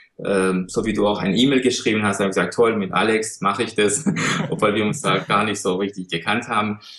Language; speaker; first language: German; non-native, fluent; Persian